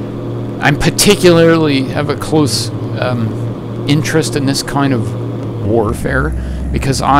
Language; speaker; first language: English; native; English